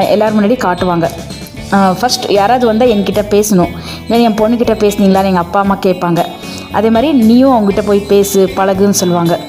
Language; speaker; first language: Tamil; non-native, local second language; Kannada